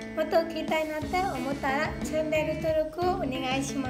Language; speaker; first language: Japanese; non-native, learner; Burmese